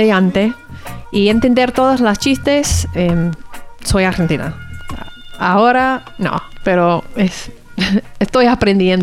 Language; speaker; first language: Spanish; non-native, learner; English